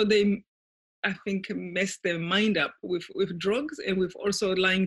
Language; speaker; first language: English; non-native, local second language; Kinyarwanda